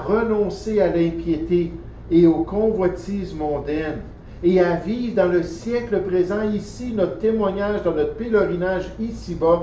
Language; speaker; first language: French; native; French